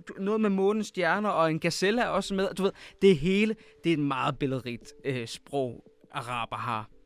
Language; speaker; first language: Danish; early bilingual, other home language; Arabic